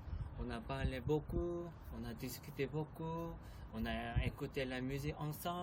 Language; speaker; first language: French; non-native, learner; Korean